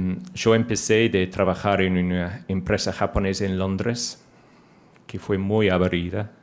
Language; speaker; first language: Spanish; non-native, fluent; English